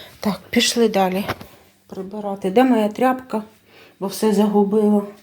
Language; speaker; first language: Ukrainian; non-native, local second language; Russian